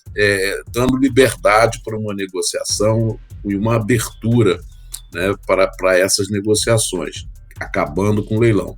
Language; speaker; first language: Portuguese; native; Portuguese